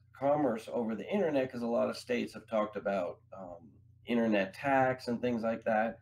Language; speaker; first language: English; native; English